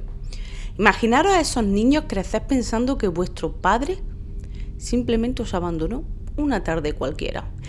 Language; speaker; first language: Spanish; native; Spanish